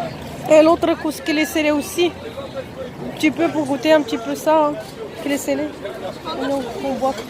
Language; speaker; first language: French; non-native, fluent; Arabic